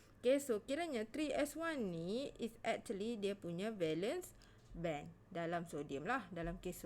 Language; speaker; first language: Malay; native; Malay